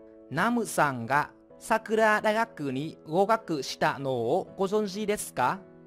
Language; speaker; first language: Japanese; non-native, fluent; Vietnamese